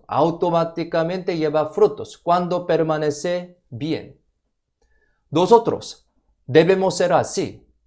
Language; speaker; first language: Spanish; non-native, fluent; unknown